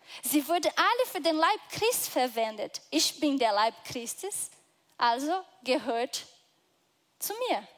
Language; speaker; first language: German; non-native, fluent; Portuguese